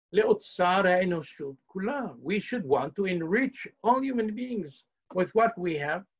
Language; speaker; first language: English; early bilingual, heritage; English